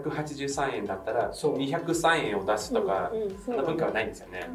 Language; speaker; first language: Japanese; non-native, fluent; English